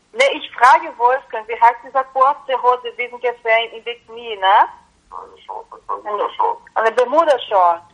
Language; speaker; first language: German; non-native, learner; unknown